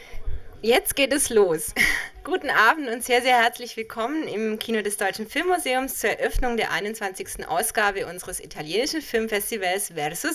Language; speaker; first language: German; native; German